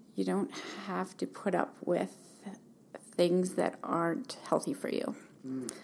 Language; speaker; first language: English; native; English